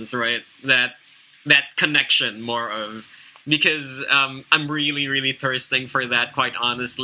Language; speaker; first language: English; non-native, local second language; Filipino